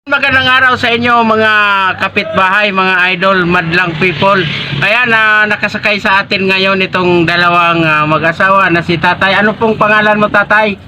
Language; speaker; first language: Filipino; non-native, local second language; Bikol